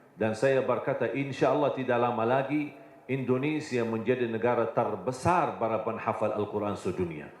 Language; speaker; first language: Indonesian; non-native, fluent; Arabic